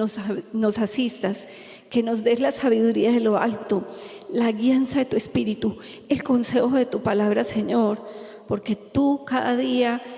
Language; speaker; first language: Spanish; native; Spanish